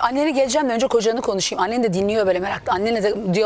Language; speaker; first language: Turkish; native; Turkish